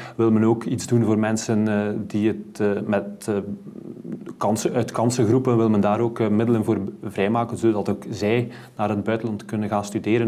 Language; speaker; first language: Dutch; native; Dutch